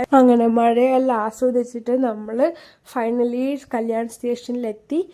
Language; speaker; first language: Malayalam; early bilingual, heritage; Malayalam